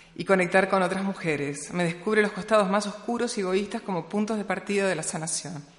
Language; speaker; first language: Spanish; native; Spanish